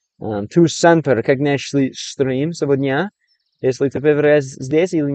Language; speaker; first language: Russian; non-native, learner; English